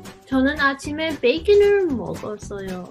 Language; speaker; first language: Korean; non-native, learner; English